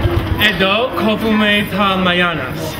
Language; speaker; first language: Greek; non-native, learner; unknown